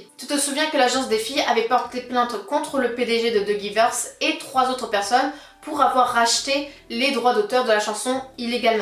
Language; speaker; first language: French; native; French